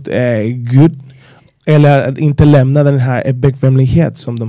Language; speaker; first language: Swedish; non-native, fluent; Spanish